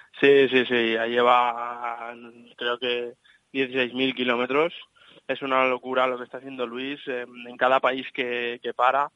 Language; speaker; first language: Spanish; native; Spanish